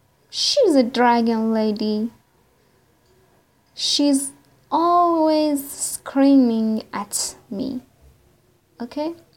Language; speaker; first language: English; non-native, fluent; Persian